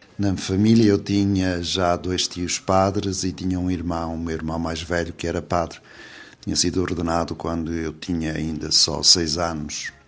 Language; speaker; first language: Portuguese; native; Portuguese